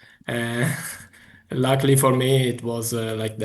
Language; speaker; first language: English; non-native, fluent; Italian